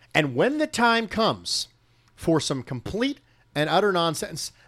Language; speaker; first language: English; native; English